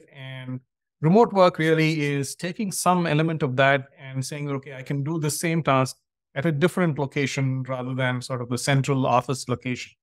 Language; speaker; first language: English; non-native, local second language; Tamil